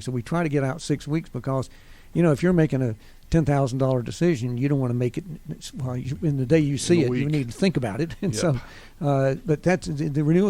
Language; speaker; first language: English; native; English